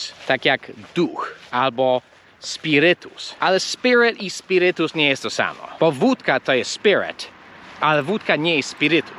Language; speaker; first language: Polish; early bilingual, heritage; English